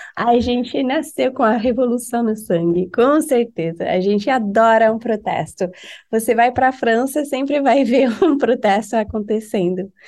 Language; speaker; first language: Portuguese; non-native, fluent; French